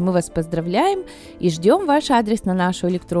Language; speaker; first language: Russian; native; Russian